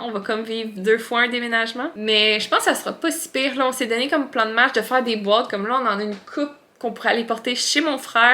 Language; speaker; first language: French; native; French